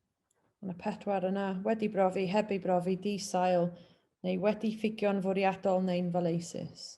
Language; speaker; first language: Welsh; native; Welsh